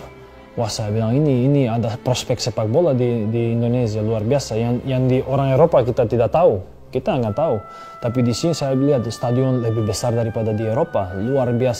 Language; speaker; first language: Indonesian; non-native, fluent; Serbian